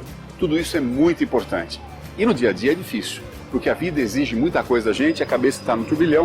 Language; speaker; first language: Portuguese; native; Portuguese